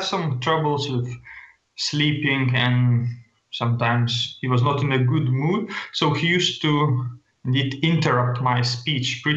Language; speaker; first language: English; non-native, fluent; Lithuanian